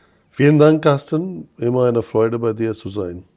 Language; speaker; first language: German; non-native, fluent; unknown